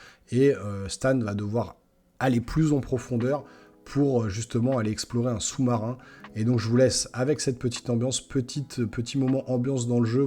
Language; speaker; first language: French; native; French